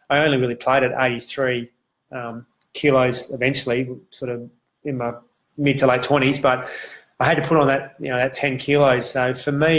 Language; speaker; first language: English; native; English